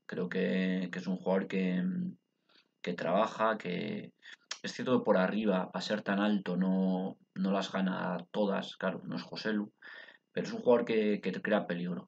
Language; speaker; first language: Spanish; native; Spanish